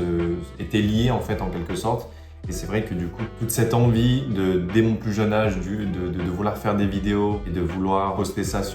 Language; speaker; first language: French; native; French